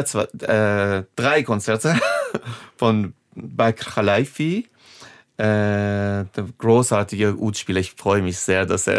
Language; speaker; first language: German; non-native, fluent; Persian